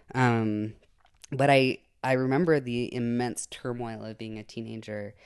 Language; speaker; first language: English; native; English